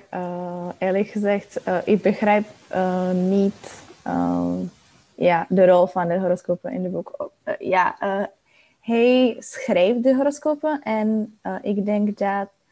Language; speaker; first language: Dutch; non-native, learner; Czech